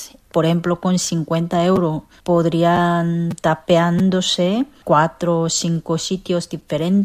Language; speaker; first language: Spanish; non-native, fluent; Korean